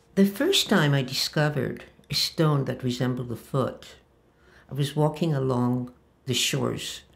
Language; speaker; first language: English; early bilingual, other home language; Hebrew